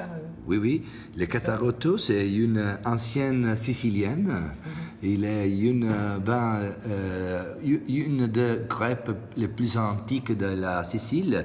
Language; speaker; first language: French; non-native, learner; Italian